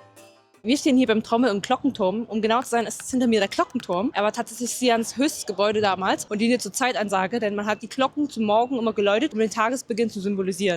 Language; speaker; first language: German; native; German